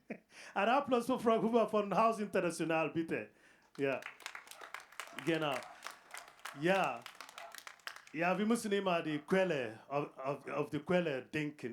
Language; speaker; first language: German; non-native, fluent; Igbo